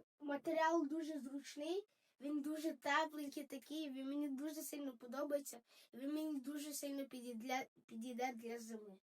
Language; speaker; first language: Ukrainian; early bilingual, heritage; Ukrainian